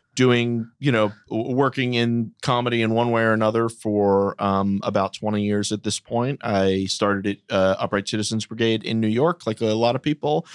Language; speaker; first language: English; native; English